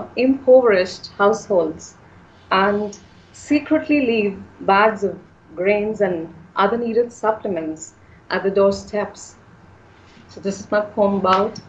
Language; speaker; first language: English; non-native, local second language; Punjabi